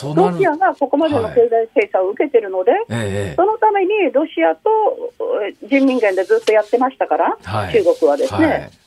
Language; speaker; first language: Japanese; early bilingual, other home language; Chinese